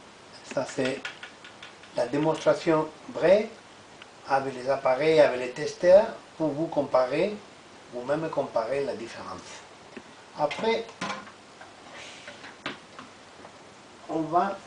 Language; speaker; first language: French; non-native, learner; Italian